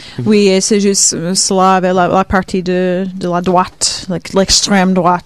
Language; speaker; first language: French; non-native, fluent; Swedish